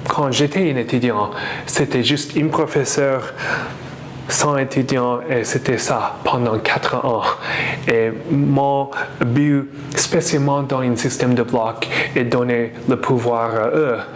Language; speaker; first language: French; non-native, learner; English